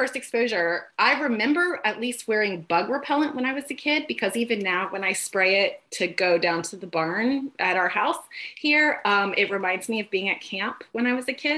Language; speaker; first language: English; native; English